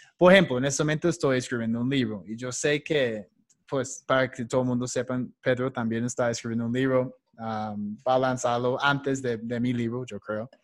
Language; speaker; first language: Spanish; non-native, fluent; English